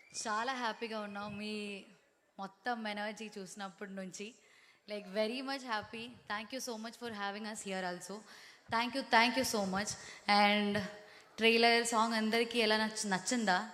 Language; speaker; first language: Telugu; non-native, learner; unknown